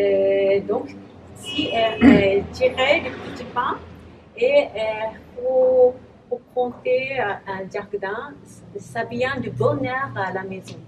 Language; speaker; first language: French; non-native, learner; Japanese